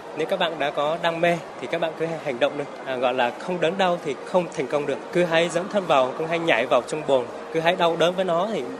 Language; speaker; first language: Vietnamese; non-native, local second language; Hmong